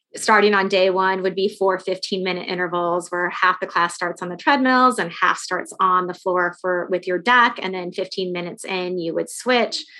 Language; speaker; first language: English; native; English